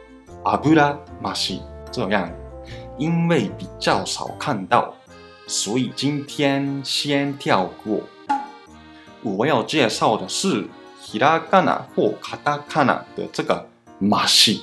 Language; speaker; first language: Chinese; non-native, fluent; Japanese